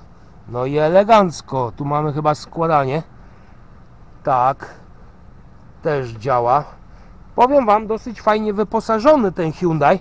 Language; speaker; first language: Polish; native; Polish